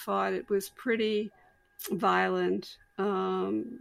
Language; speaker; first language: English; native; English